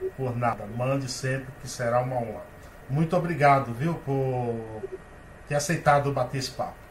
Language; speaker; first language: Portuguese; native; Portuguese